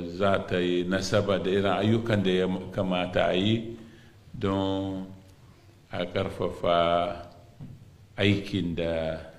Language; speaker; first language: Hausa; non-native, local second language; Arabic